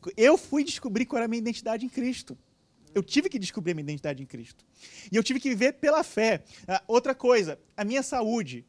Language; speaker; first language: Portuguese; native; Portuguese